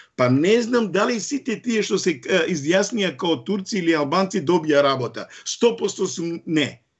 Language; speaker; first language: Macedonian; non-native, local second language; Romany